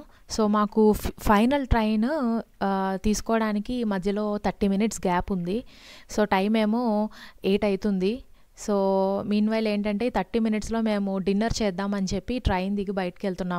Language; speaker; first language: Telugu; native; Telugu